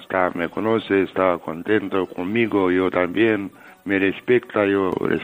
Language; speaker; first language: Spanish; non-native, learner; Romanian